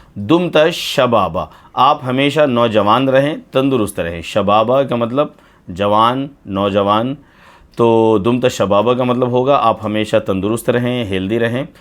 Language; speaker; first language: Urdu; native; Urdu